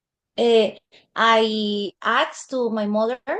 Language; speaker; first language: English; non-native, learner; Spanish